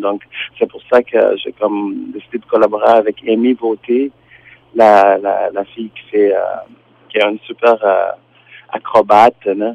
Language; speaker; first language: French; non-native, fluent; Tsonga